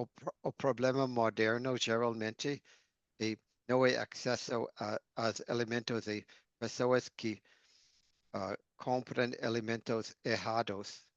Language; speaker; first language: Portuguese; non-native, learner; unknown